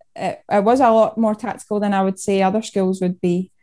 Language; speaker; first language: English; native; English